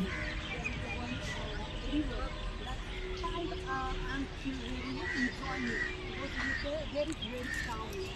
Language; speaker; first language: English; non-native, learner; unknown